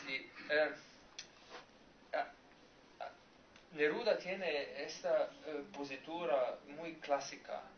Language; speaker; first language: Spanish; non-native, learner; Slovenian